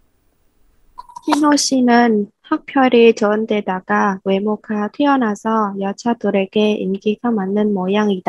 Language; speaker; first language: Korean; non-native, learner; Vietnamese